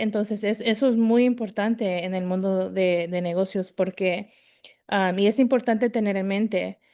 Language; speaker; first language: Spanish; early bilingual, heritage; Spanish